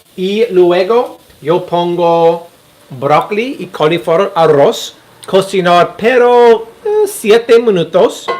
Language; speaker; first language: Spanish; non-native, learner; English